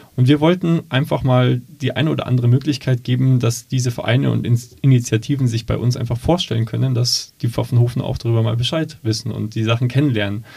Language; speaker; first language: German; native; German